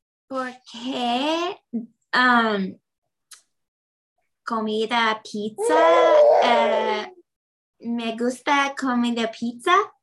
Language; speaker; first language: Spanish; non-native, learner; English